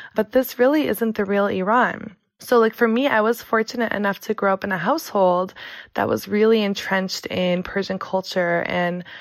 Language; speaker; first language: English; native; English